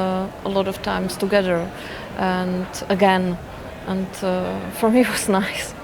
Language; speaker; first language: English; non-native, fluent; Czech